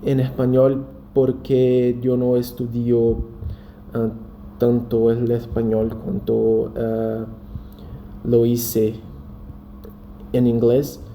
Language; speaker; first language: Spanish; non-native, learner; Portuguese